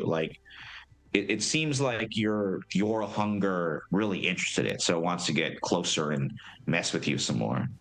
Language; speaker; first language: English; native; English